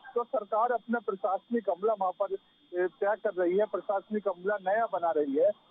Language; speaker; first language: Hindi; native; Hindi